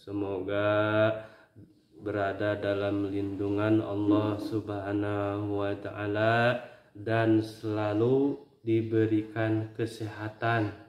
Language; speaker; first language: Indonesian; native; Indonesian